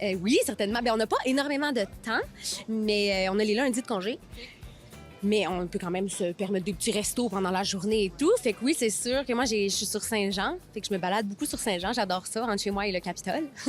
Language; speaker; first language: French; native; French